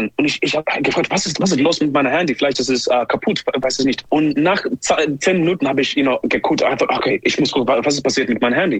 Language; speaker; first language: German; non-native, learner; English